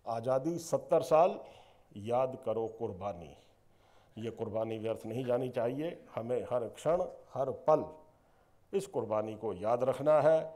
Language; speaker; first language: Hindi; native; Hindi